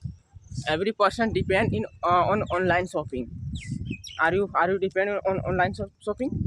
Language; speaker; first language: English; non-native, learner; Hindi